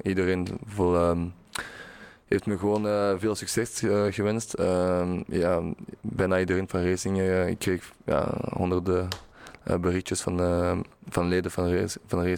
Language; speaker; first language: Dutch; non-native, local second language; French